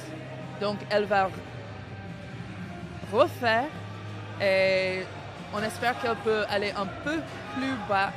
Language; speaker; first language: French; non-native, learner; English